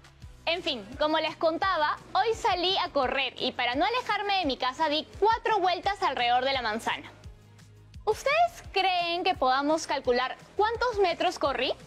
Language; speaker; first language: Spanish; native; Spanish